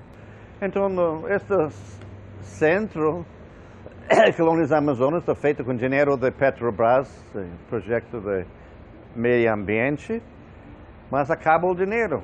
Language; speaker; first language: Portuguese; non-native, fluent; English